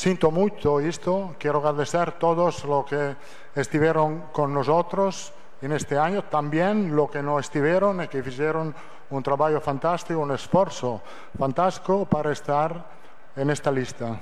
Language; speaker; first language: Portuguese; non-native, fluent; Italian